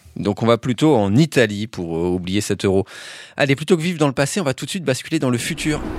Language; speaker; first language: French; native; French